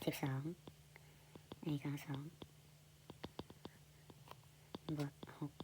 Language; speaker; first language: Thai; native; Thai